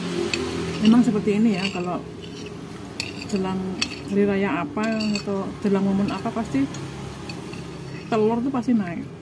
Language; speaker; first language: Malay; non-native, local second language; Javanese